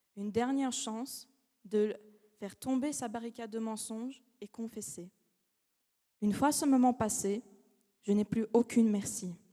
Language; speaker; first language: French; non-native, fluent; Russian